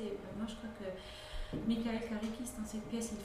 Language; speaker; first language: French; non-native, fluent; English